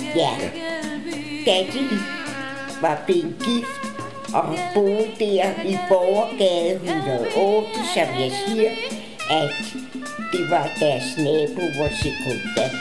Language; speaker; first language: Danish; early bilingual, other home language; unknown